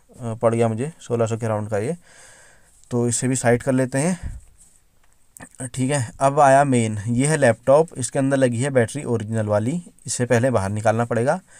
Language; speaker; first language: Hindi; native; Hindi